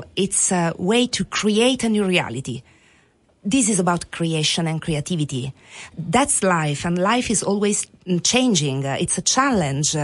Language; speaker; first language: English; non-native, fluent; Italian